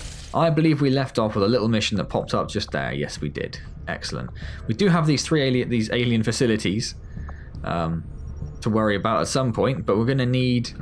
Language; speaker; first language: English; native; English